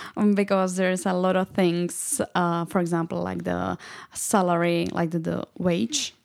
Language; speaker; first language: English; non-native, learner; Czech